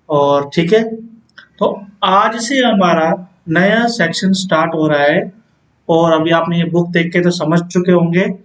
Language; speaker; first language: Hindi; non-native, local second language; Gujarati